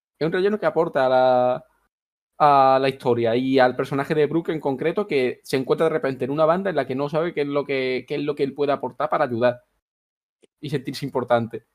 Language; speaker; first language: Spanish; native; Spanish